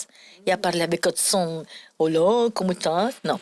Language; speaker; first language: French; non-native, learner; Spanish